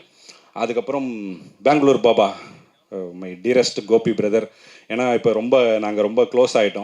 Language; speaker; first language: Tamil; native; Tamil